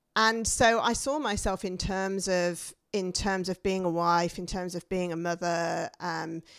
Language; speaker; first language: English; native; English